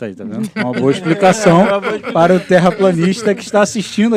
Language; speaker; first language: Portuguese; native; Portuguese